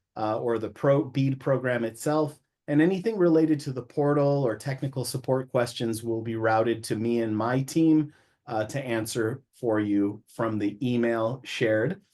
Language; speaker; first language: English; native; English